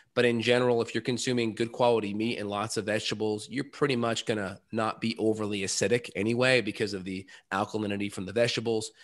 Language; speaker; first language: English; native; English